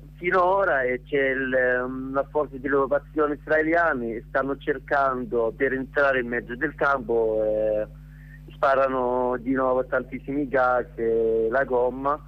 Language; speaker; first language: Italian; non-native, learner; Arabic